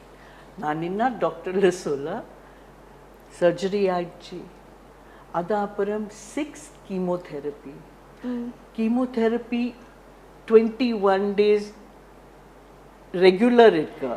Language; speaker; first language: Tamil; non-native, learner; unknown